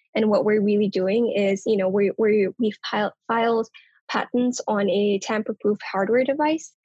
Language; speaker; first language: English; non-native, local second language; Nepali